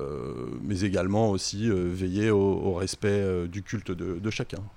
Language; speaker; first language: French; native; French